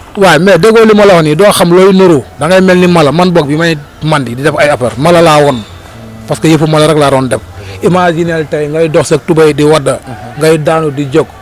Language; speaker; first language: Wolof; native; Wolof